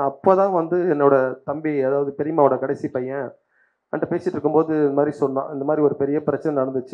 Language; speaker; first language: Tamil; native; Tamil